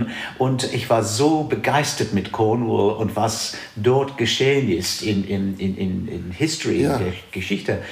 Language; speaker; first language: German; non-native, fluent; English